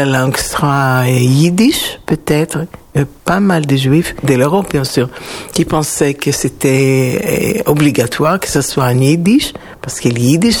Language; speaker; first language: French; non-native, fluent; Hebrew